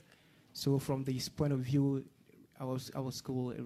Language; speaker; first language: English; non-native, fluent; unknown